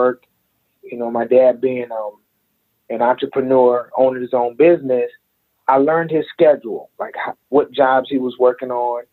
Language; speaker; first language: English; native; English